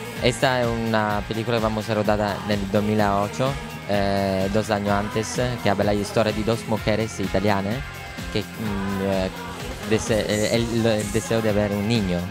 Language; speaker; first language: Spanish; non-native, learner; Italian